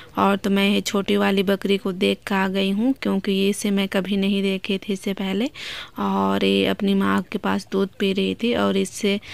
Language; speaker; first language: Hindi; native; Hindi